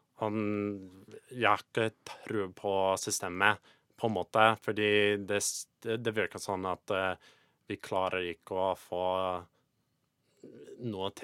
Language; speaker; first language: Norwegian; non-native, fluent; English